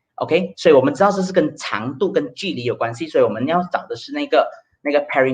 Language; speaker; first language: Chinese; native; Chinese